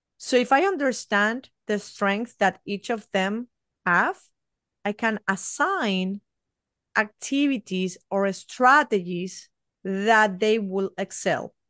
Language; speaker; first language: English; non-native, fluent; Spanish